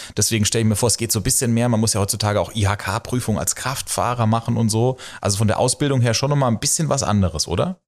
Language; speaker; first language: German; native; German